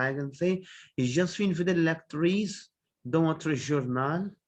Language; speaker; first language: French; non-native, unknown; Hindi